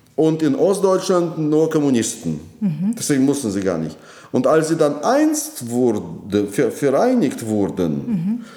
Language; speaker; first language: German; non-native, fluent; Russian